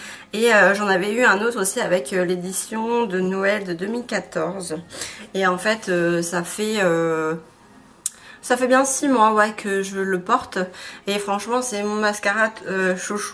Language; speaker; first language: French; native; French